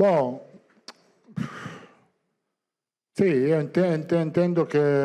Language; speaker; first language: Portuguese; non-native, fluent; Italian